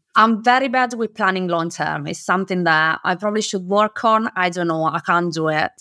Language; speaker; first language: English; non-native, fluent; Italian